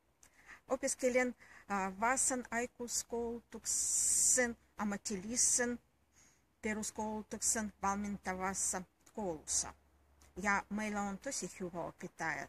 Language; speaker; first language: Finnish; non-native, learner; Russian